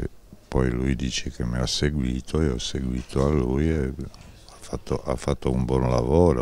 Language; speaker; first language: Italian; non-native, fluent; Czech